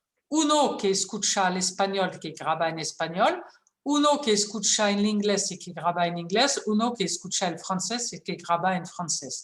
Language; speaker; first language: Spanish; non-native, fluent; French